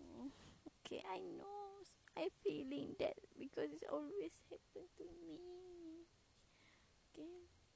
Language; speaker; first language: English; non-native, learner; Malay